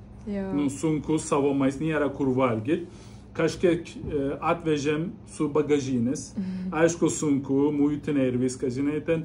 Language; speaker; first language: Lithuanian; non-native, learner; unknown